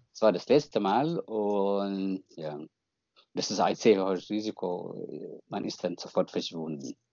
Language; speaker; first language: German; non-native, fluent; Tigrinya